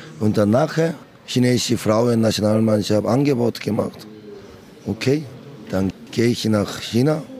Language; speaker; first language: German; non-native, learner; Korean